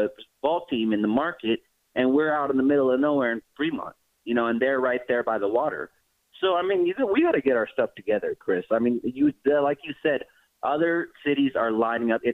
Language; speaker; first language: English; native; English